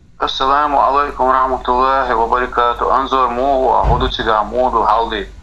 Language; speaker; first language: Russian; non-native, local second language; Chechen